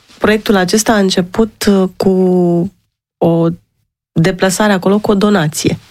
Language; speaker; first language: Romanian; native; Romanian